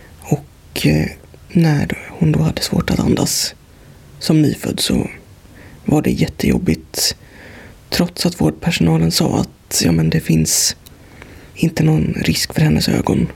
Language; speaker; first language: Swedish; native; Swedish